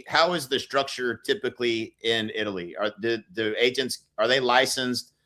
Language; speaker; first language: English; native; English